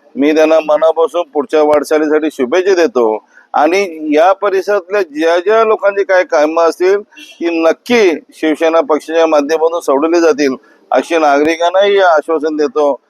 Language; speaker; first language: Marathi; native; Marathi